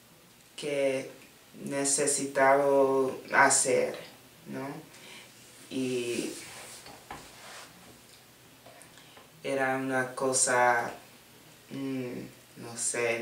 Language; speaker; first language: Spanish; non-native, learner; English